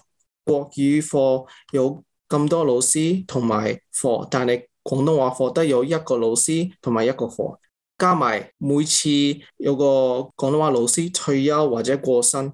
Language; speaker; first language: Cantonese; early bilingual, heritage; English